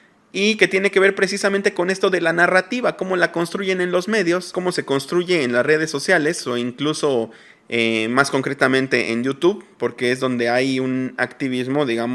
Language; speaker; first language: Spanish; native; Spanish